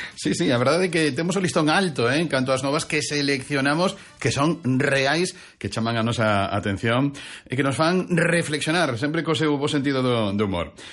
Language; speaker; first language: Galician; native; Galician